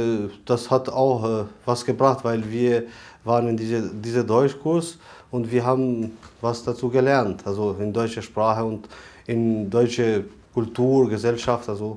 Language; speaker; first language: German; non-native, learner; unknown